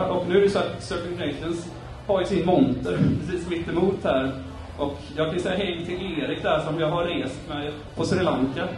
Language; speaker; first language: Swedish; native; Swedish